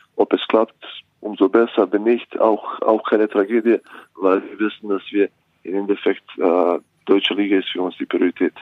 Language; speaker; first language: German; non-native, fluent; Bosnian